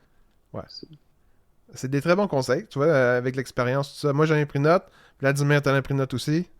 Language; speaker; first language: French; native; French